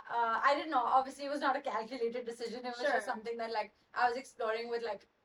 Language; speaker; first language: English; non-native, local second language; Hindi